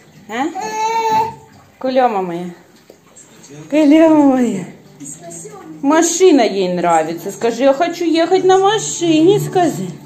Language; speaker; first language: Russian; native; Russian